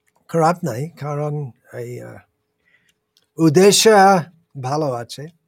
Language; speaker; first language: Bangla; non-native, fluent; English